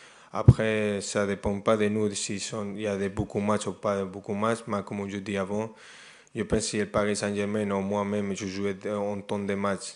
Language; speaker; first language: French; non-native, fluent; Spanish